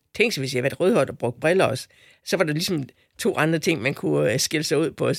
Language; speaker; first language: Danish; native; Danish